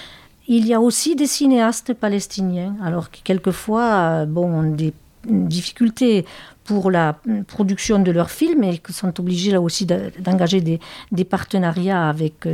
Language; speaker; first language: French; native; French